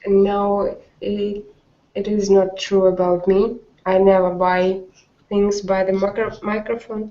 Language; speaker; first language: English; non-native, learner; Russian